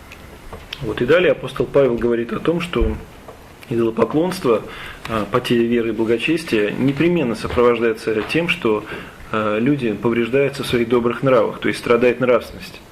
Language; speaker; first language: Russian; native; Russian